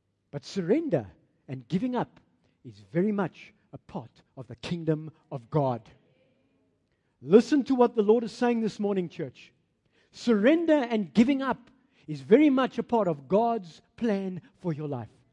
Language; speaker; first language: English; non-native, local second language; Afrikaans